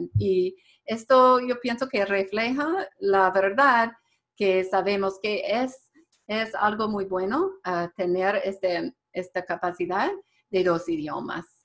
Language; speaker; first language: Spanish; non-native, fluent; English